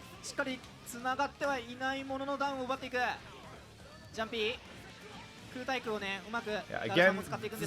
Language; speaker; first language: Japanese; native; Japanese